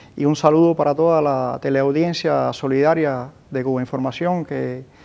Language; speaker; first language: Spanish; native; Spanish